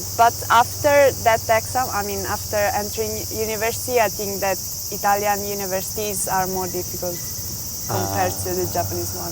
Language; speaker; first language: English; non-native, fluent; Italian